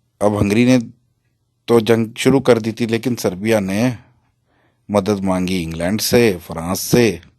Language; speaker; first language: Urdu; non-native, local second language; Punjabi